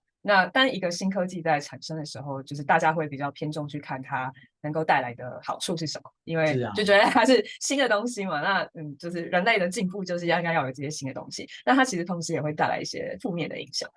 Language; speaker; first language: Chinese; native; Chinese